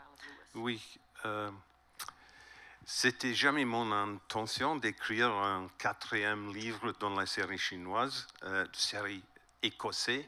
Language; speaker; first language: French; non-native, learner; English